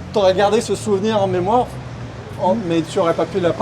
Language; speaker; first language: French; native; French